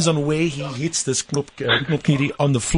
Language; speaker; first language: English; native; English